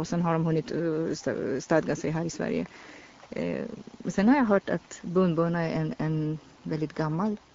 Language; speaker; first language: Swedish; non-native, fluent; Persian